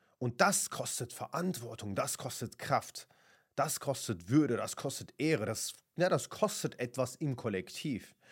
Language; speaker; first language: German; early bilingual, other home language; Kurdish